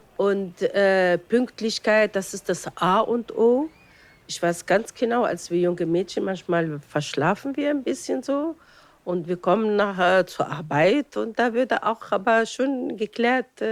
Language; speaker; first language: German; non-native, fluent; Arabic